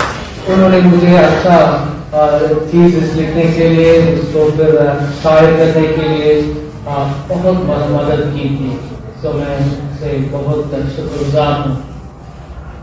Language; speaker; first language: Hindi; non-native, local second language; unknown